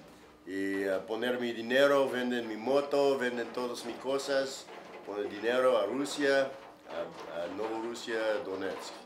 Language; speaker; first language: Spanish; non-native, learner; English